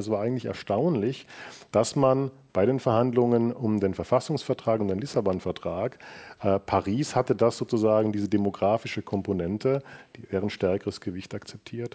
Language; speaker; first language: German; native; German